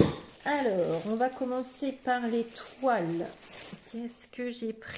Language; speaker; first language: French; native; French